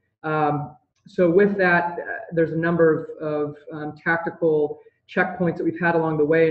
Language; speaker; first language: English; native; English